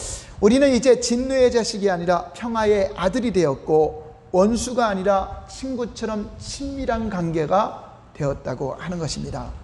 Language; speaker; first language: Korean; native; Korean